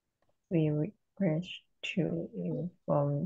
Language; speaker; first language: English; non-native, learner; Malay